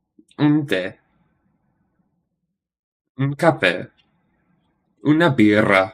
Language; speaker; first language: Italian; non-native, learner; English